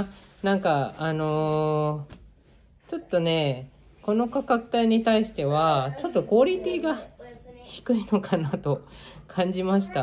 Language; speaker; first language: Japanese; native; Japanese